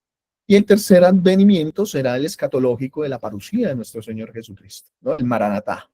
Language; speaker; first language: Spanish; native; Spanish